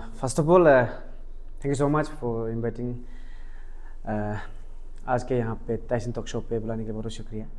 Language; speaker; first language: Hindi; non-native, local second language; Mising